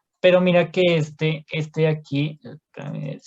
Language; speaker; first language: Spanish; native; Spanish